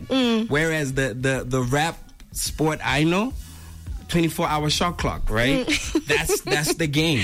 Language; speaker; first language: English; non-native, local second language; Tswana